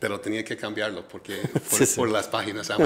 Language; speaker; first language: Spanish; non-native, fluent; English